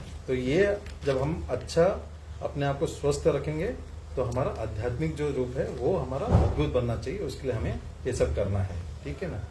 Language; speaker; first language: Hindi; native; Hindi